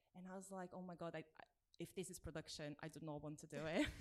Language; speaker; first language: English; non-native, fluent; Portuguese